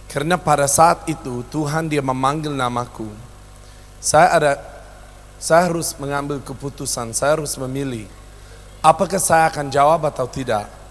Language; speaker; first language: Indonesian; non-native, local second language; English